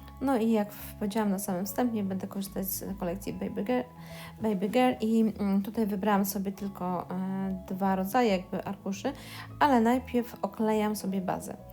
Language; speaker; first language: Polish; native; Polish